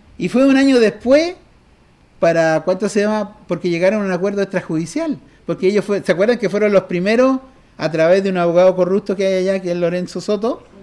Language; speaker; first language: Spanish; native; Spanish